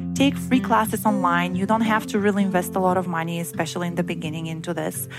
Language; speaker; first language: English; non-native, fluent; Bulgarian